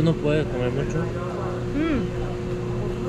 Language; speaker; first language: Spanish; non-native, learner; Korean